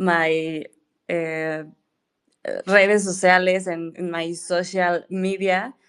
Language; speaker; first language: English; non-native, learner; Spanish